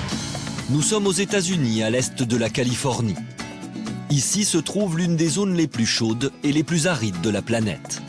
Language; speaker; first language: French; native; French